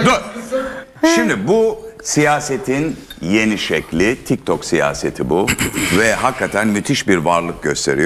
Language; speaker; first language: Turkish; native; Turkish